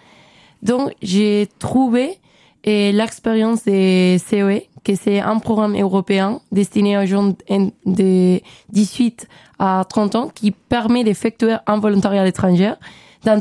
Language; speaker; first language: French; non-native, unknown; Spanish